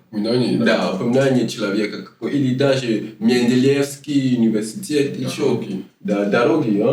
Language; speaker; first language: Russian; non-native, learner; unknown